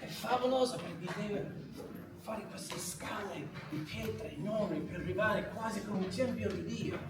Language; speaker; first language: Italian; non-native, learner; English